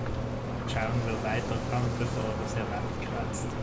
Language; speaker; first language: German; native; German